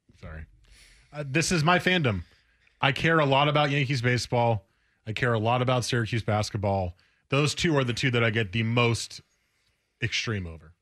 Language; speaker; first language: English; native; English